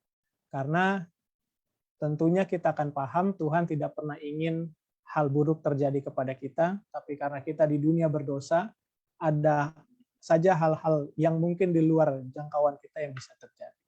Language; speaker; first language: Indonesian; native; Indonesian